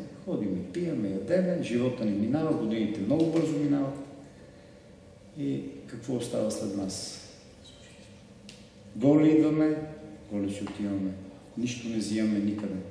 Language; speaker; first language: Bulgarian; native; Bulgarian